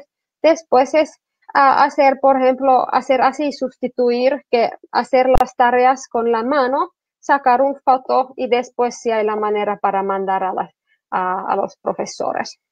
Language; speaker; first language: Spanish; non-native, fluent; Finnish